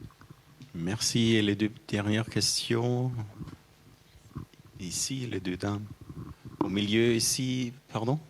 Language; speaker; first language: French; non-native, fluent; German